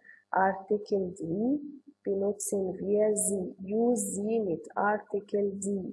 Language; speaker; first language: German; non-native, learner; Arabic